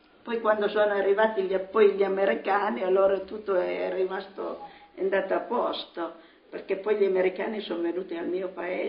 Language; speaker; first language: Italian; native; Italian